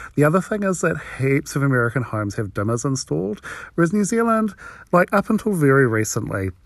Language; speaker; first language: English; native; English